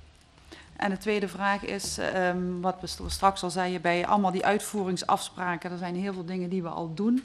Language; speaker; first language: Dutch; native; Dutch